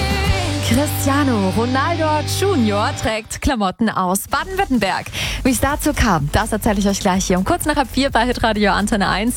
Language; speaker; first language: German; native; German